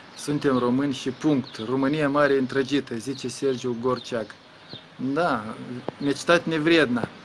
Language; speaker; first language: Romanian; native; Romanian